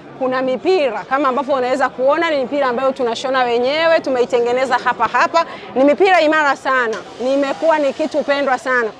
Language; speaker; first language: Swahili; native; Swahili